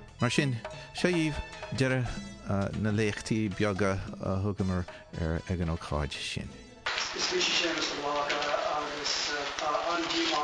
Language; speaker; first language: Irish; non-native, fluent; English